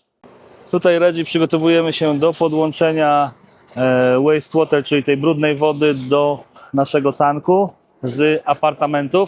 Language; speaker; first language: Polish; native; Polish